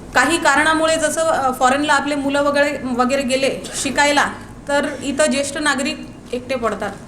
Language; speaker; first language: Marathi; non-native, local second language; Hindi